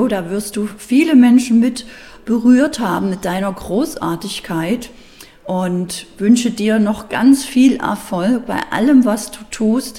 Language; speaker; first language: German; native; German